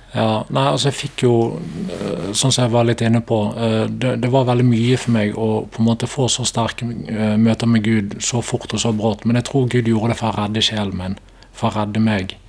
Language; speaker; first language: Norwegian; native; Norwegian